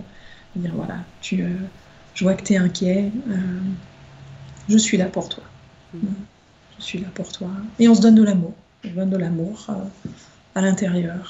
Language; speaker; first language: French; native; French